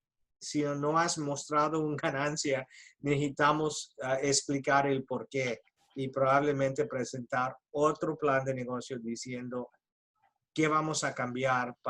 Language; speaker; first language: Spanish; early bilingual, heritage; Spanish